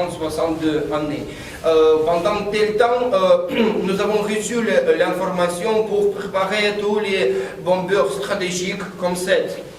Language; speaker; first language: French; non-native, learner; Russian